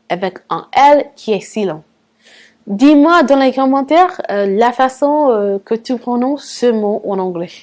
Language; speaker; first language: French; non-native, fluent; English